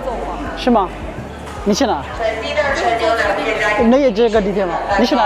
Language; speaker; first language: Chinese; non-native, learner; Amharic